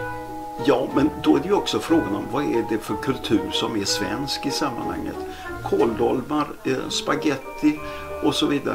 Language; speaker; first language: Swedish; native; Swedish